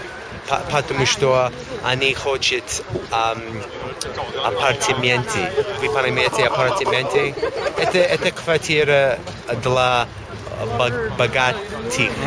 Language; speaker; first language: Russian; non-native, learner; English